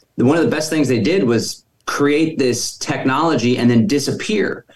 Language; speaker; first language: English; native; English